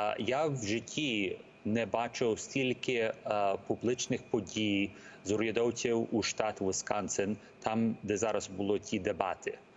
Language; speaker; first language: Ukrainian; early bilingual, heritage; Ukrainian